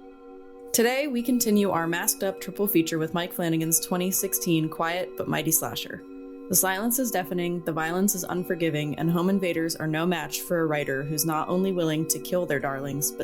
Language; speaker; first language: English; native; English